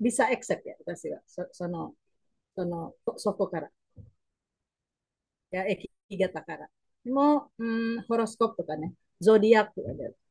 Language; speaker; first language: Japanese; non-native, learner; Indonesian